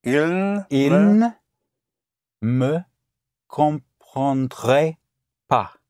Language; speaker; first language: French; non-native, learner; English